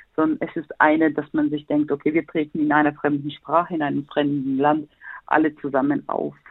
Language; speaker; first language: German; non-native, fluent; Bosnian